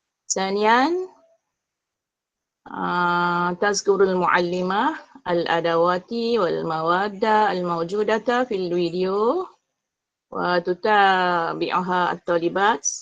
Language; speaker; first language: Arabic; non-native, fluent; Malay